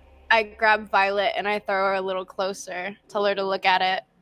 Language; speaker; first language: English; native; English